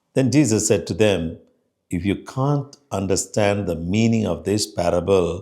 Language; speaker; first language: English; non-native, local second language; Telugu